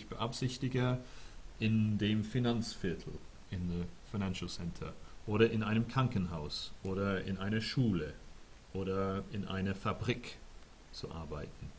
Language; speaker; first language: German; non-native, fluent; English